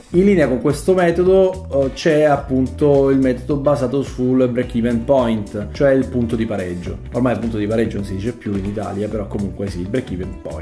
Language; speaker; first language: Italian; native; Italian